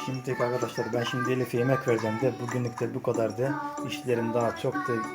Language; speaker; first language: Turkish; native; Turkish